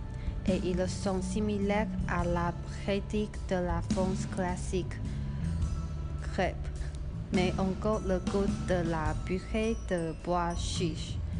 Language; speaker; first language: French; non-native, learner; Chinese